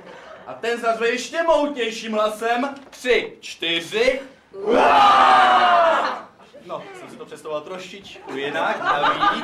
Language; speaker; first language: Czech; native; Czech